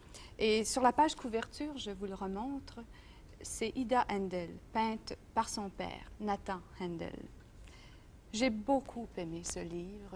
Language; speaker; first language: French; native; French